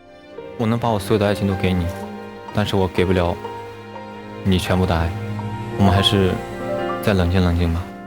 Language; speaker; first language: Chinese; native; Chinese